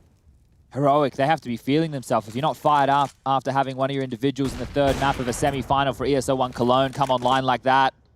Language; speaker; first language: English; native; English